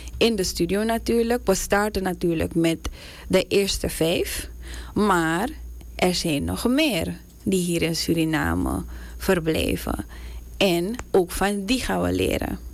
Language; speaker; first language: Dutch; native; Dutch